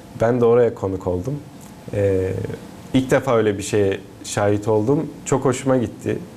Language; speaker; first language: Turkish; native; Turkish